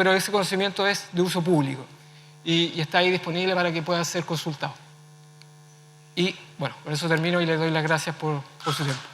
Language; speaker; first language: Spanish; native; Spanish